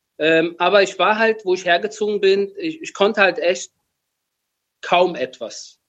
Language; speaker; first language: German; early bilingual, other home language; Persian